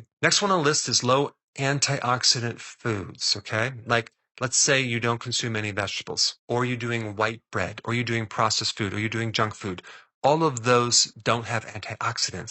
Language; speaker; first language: English; native; English